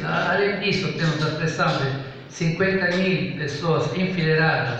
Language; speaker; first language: Portuguese; non-native, fluent; Italian